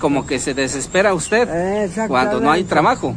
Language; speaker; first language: Spanish; native; Spanish